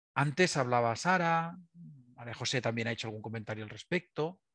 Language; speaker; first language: Spanish; native; Spanish